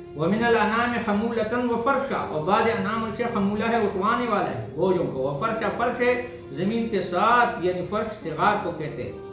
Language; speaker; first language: Urdu; non-native, local second language; Pashto